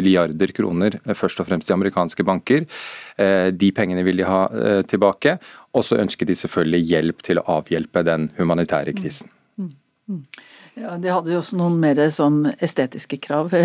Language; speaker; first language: Norwegian; native; Norwegian